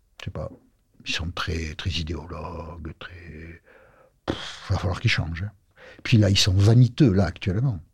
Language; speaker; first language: French; non-native, local second language; Basque